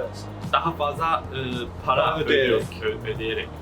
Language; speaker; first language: Turkish; non-native, learner; Chinese